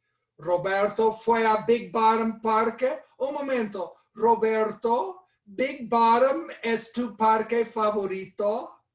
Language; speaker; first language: Spanish; non-native, fluent; English